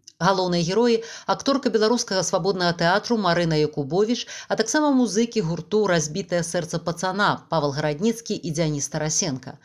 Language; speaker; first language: Belarusian; native; Belarusian